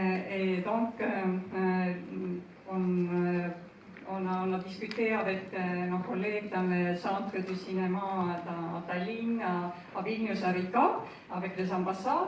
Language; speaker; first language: French; non-native, fluent; Estonian